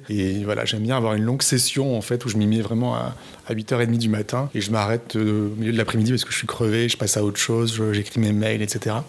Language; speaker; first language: French; native; French